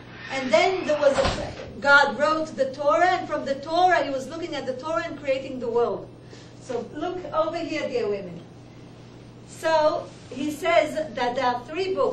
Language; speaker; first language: English; non-native, fluent; Hebrew